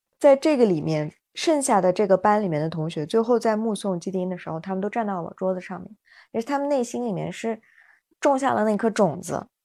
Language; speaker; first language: Chinese; non-native, local second language; Uyghur